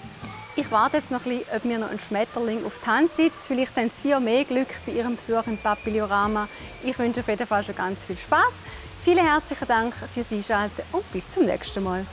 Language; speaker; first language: German; native; German